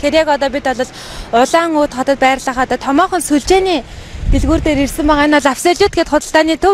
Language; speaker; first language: Mongolian; native; Mongolian